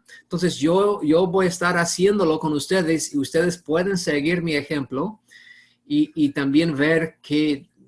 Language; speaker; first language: Spanish; non-native, fluent; English